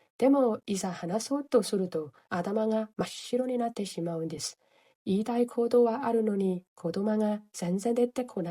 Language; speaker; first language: Japanese; non-native, fluent; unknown